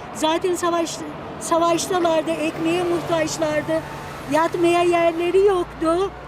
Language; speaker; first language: Turkish; native; Turkish